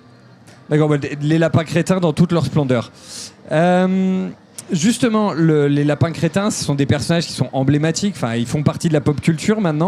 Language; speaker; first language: French; native; French